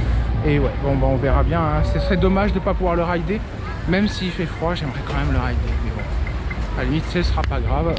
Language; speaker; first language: French; native; French